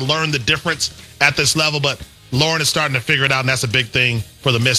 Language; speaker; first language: English; native; English